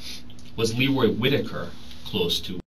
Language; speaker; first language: English; native; English